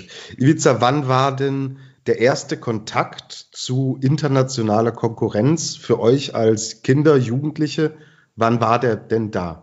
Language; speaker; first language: German; native; German